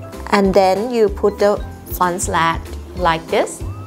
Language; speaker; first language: English; non-native, fluent; Thai